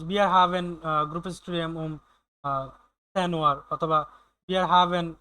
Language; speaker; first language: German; non-native, fluent; Bangla